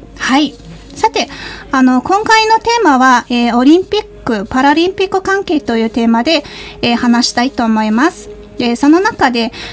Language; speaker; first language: Japanese; non-native, fluent; Mongolian